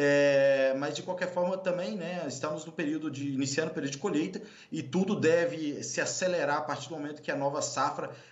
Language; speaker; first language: Portuguese; native; Portuguese